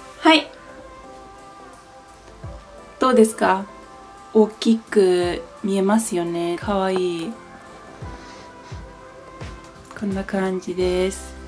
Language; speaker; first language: Japanese; non-native, fluent; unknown